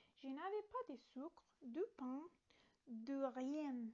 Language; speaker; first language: French; non-native, learner; Italian